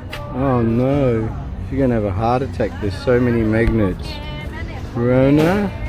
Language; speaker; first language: English; native; English